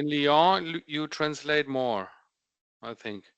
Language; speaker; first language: English; non-native, fluent; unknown